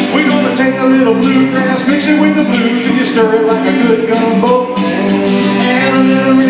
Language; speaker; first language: English; native; English